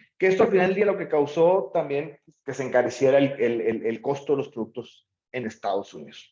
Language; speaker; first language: Spanish; native; Spanish